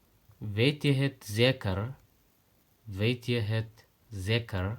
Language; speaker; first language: Dutch; non-native, learner; Tigrinya